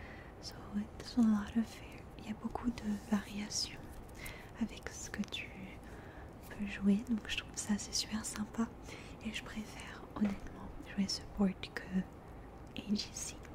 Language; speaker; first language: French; early bilingual, heritage; French